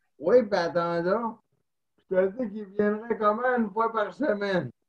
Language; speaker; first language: French; native; French